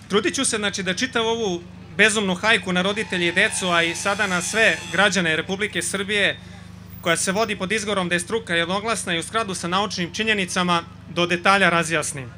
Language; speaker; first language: Serbian; native; Serbian